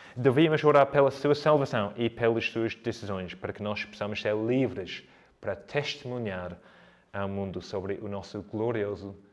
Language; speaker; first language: Portuguese; non-native, fluent; English